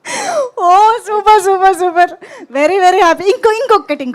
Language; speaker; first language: Telugu; native; Telugu